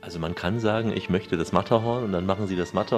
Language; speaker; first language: German; native; German